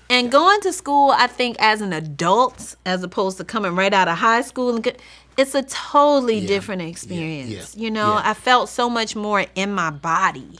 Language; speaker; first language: English; native; English